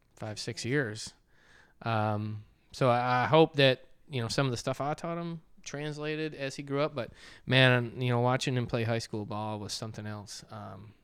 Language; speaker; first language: English; native; English